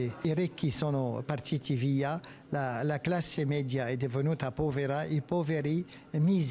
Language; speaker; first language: Italian; non-native, fluent; Arabic